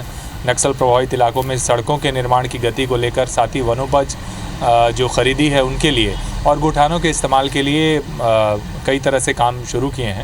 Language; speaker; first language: Hindi; native; Hindi